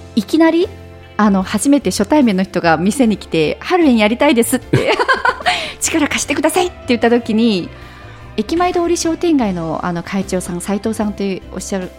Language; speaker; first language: Japanese; non-native, fluent; Chinese